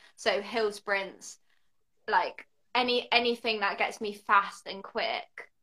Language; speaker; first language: English; native; English